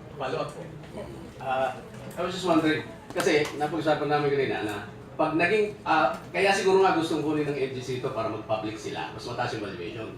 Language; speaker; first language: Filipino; native; Filipino